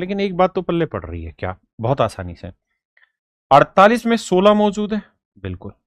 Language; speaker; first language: Hindi; native; Hindi